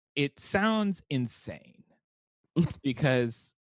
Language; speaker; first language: English; native; English